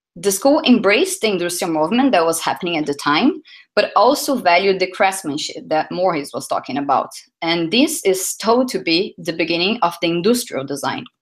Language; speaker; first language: English; non-native, fluent; Portuguese